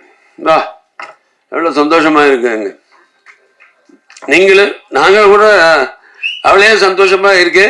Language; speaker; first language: Tamil; non-native, learner; Telugu